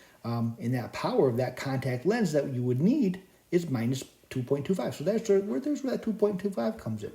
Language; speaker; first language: English; native; English